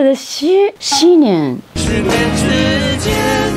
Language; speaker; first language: Chinese; non-native, learner; Japanese